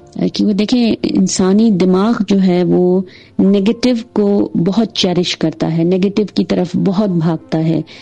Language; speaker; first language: Urdu; non-native, local second language; Sindhi